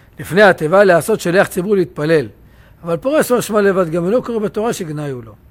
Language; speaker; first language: Hebrew; native; Hebrew